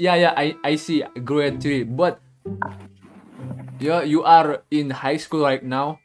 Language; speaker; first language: English; non-native, learner; Indonesian